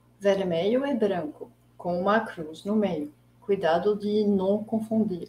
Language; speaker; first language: Portuguese; non-native, fluent; French